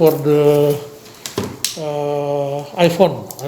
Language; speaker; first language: English; non-native, learner; Indonesian